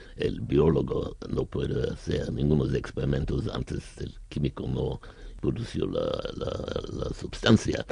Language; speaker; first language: Spanish; non-native, learner; German